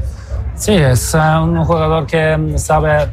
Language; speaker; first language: Spanish; non-native, fluent; Polish